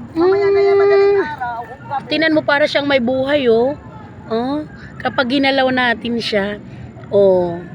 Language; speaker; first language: Filipino; native; Filipino